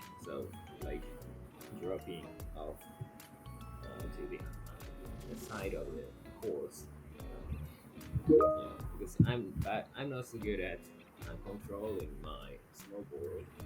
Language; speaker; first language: English; non-native, fluent; Japanese